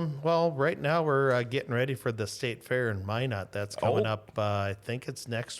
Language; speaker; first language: English; native; English